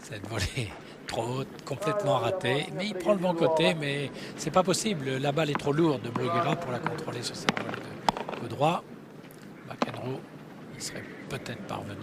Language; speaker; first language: French; native; French